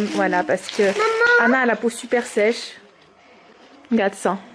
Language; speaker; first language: French; native; French